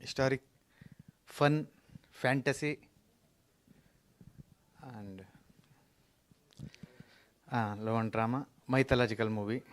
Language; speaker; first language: Telugu; non-native, learner; Kannada